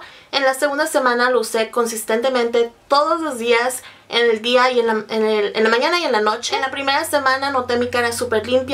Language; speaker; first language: Spanish; native; Spanish